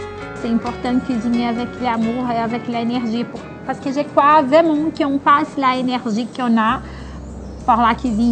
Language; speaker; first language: French; non-native, fluent; Portuguese